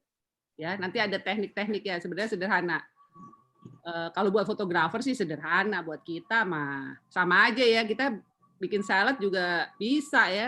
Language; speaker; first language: Indonesian; native; Indonesian